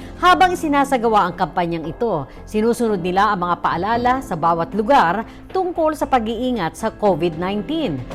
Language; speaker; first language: Filipino; native; Filipino